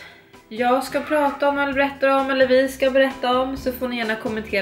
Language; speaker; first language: Swedish; native; Swedish